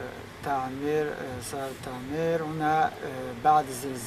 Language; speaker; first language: Arabic; non-native, fluent; Azerbaijani